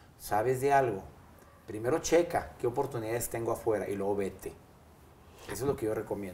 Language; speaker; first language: Spanish; native; Spanish